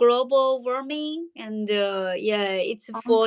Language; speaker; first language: English; non-native, learner; Chinese